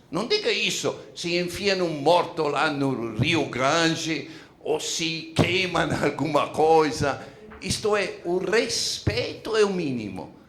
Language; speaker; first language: Portuguese; non-native, fluent; Italian